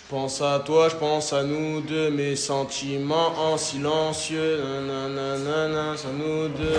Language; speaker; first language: French; native; French